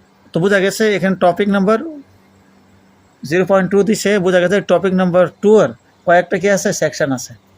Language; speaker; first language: Bangla; non-native, local second language; Urdu